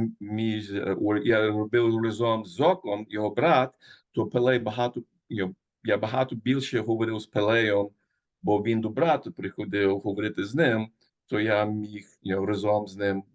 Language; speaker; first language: Ukrainian; early bilingual, heritage; Ukrainian